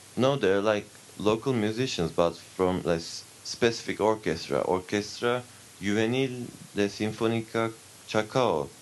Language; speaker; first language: English; non-native, fluent; Turkish